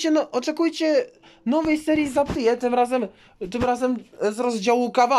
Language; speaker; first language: Polish; native; Polish